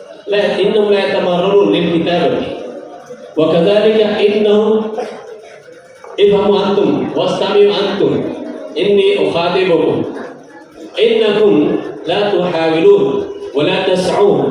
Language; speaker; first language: Arabic; non-native, fluent; Urdu